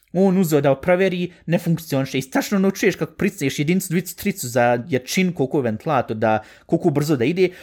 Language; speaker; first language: Bosnian; early bilingual, heritage; Bosnian